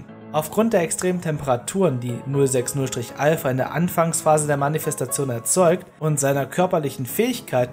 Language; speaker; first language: German; native; German